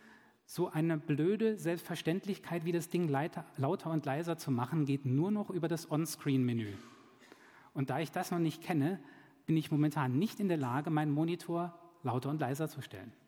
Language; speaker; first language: German; native; German